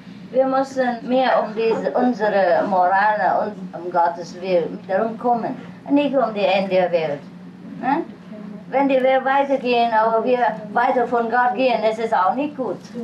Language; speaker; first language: German; non-native, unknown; Vietnamese